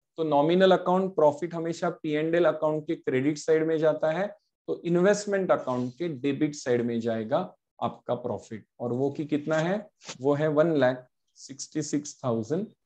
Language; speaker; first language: Hindi; non-native, local second language; Marathi